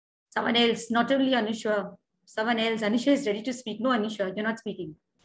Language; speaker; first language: English; non-native, local second language; Bangla